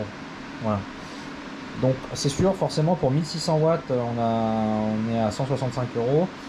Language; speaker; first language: French; native; French